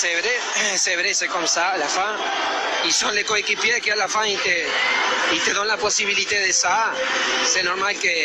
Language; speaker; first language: French; non-native, fluent; Spanish